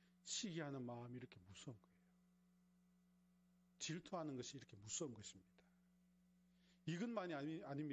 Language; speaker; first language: Korean; native; Korean